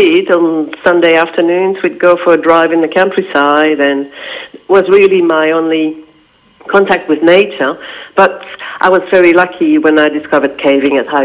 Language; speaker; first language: English; non-native, fluent; French